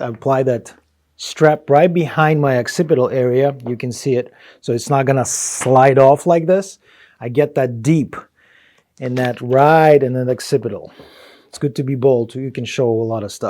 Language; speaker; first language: English; non-native, fluent; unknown